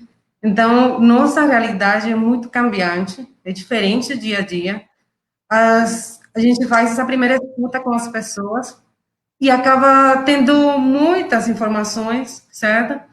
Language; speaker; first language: Portuguese; non-native, fluent; Spanish